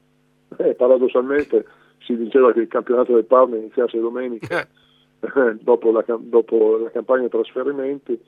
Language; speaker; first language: Italian; native; Italian